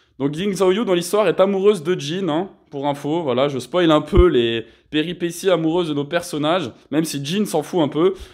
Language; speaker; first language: French; native; French